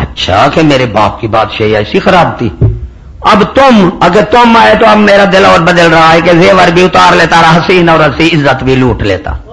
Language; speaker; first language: Urdu; non-native, local second language; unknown